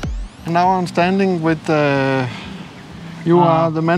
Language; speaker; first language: English; non-native, learner; Swedish